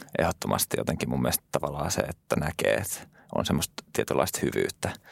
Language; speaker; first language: Finnish; early bilingual, other home language; French